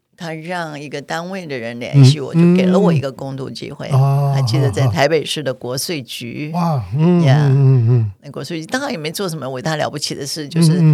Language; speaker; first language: Chinese; native; Chinese